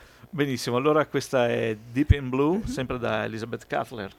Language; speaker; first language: Italian; native; Italian